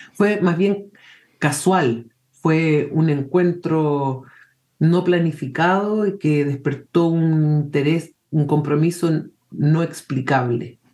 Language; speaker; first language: Spanish; early bilingual, heritage; Spanish